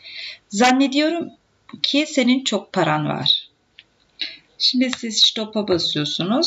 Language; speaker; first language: Turkish; native; Turkish